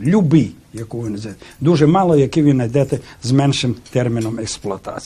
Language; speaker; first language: Ukrainian; native; Ukrainian